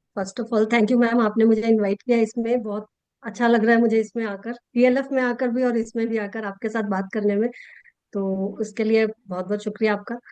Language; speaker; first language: Hindi; native; Hindi